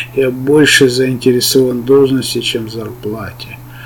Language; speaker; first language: Russian; native; Russian